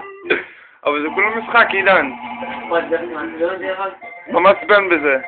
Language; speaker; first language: Hebrew; native; Hebrew